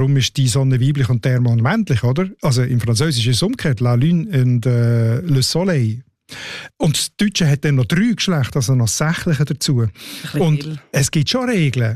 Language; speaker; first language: German; native; German